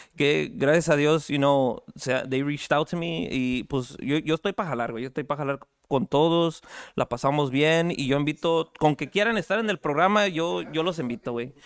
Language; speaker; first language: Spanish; early bilingual, heritage; Spanish